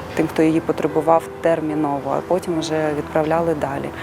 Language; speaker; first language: Ukrainian; native; Ukrainian